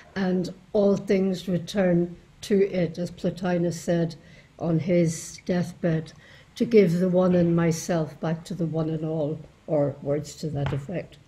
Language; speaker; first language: English; native; English